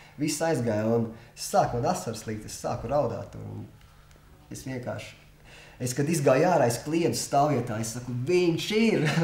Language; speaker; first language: Latvian; non-native, local second language; Russian